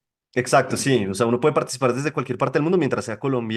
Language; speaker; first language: Spanish; native; Spanish